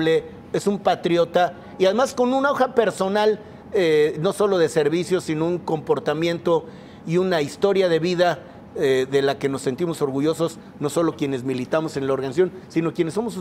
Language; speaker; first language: Spanish; native; Spanish